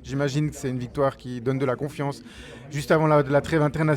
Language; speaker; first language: French; native; French